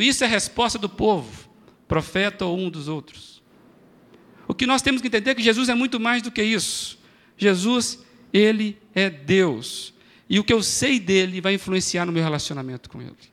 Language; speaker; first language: Portuguese; native; Portuguese